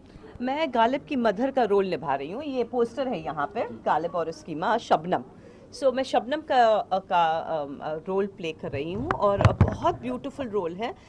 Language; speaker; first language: Hindi; native; Hindi